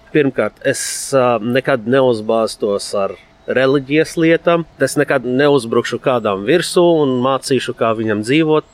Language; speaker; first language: Latvian; non-native, fluent; Arabic